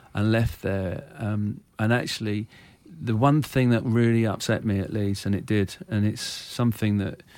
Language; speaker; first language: English; native; English